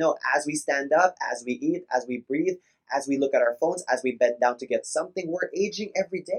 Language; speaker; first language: English; non-native, local second language; Filipino